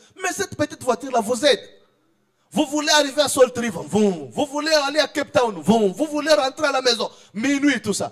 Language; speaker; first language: French; non-native, local second language; Swahili